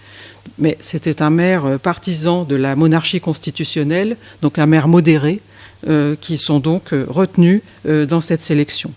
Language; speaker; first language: French; native; French